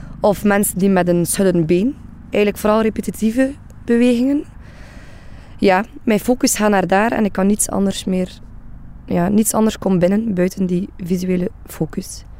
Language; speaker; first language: Dutch; native; Dutch